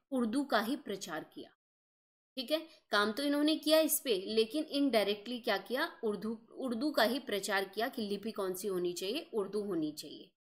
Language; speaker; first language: Hindi; native; Hindi